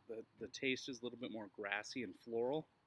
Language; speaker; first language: English; native; English